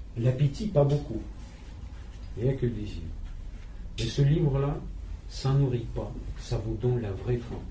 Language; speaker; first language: French; non-native, fluent; Russian